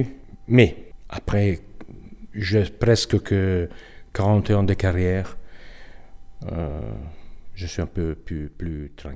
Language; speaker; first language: French; non-native, fluent; Italian